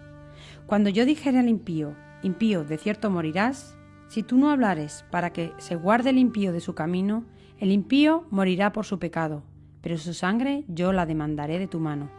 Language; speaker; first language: Spanish; native; Spanish